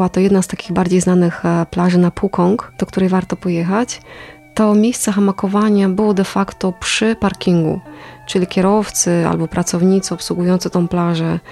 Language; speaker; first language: Polish; native; Polish